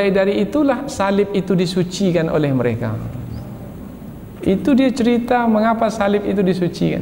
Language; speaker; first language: Malay; native; Malay